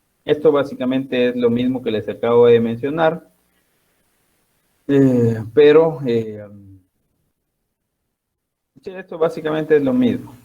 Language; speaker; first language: Spanish; native; Spanish